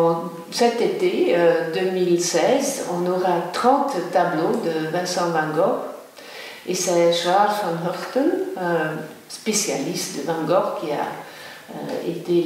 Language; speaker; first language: French; non-native, local second language; German